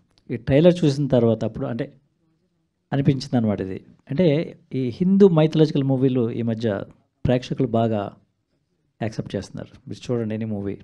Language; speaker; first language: Telugu; native; Telugu